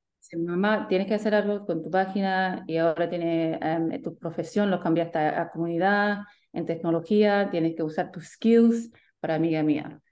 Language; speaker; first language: Spanish; early bilingual, heritage; Spanish